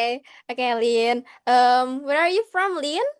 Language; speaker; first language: English; non-native, learner; Indonesian